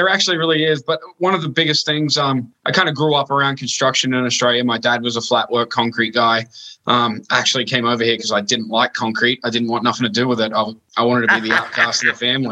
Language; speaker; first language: English; native; English